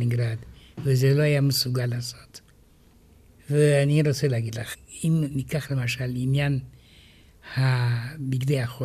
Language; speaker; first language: Hebrew; non-native, fluent; Romanian